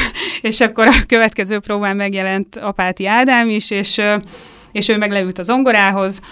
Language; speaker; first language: Hungarian; native; Hungarian